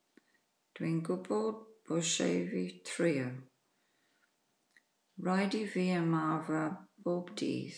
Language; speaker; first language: Welsh; non-native, learner; English